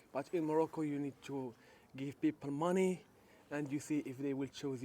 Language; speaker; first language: English; non-native, learner; Arabic